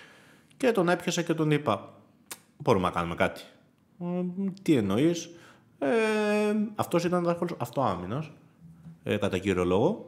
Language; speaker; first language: Greek; native; Greek